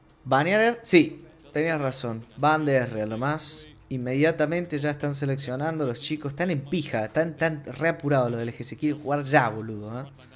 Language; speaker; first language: Spanish; native; Spanish